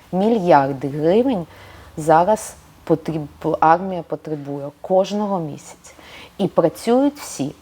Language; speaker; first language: Ukrainian; non-native, local second language; Russian